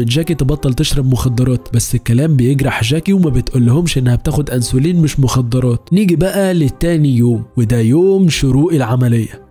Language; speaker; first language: Arabic; native; Arabic